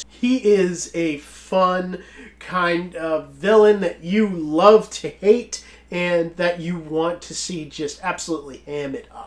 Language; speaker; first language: English; native; English